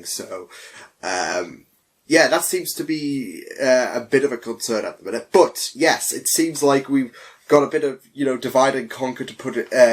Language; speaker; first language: English; native; English